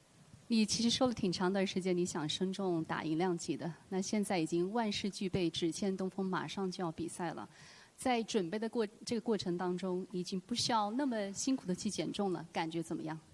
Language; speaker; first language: Chinese; native; Chinese